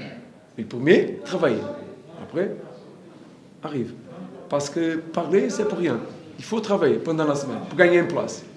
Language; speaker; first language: French; non-native, learner; Portuguese